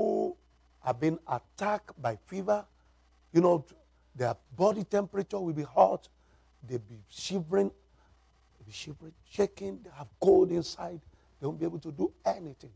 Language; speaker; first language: English; non-native, local second language; Yoruba